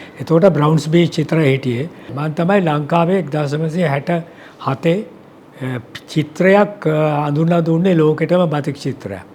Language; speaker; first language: Sinhala; native; Sinhala